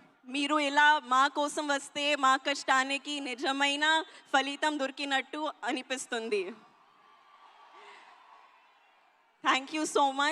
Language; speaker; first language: Telugu; non-native, learner; Hindi